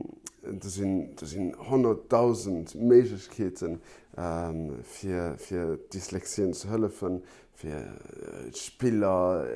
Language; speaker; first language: German; non-native, local second language; Luxembourgish